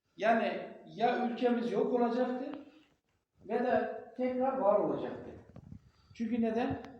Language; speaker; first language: Turkish; non-native, local second language; Kurdish